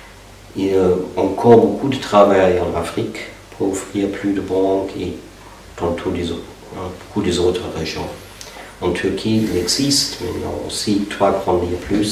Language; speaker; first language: French; non-native, fluent; German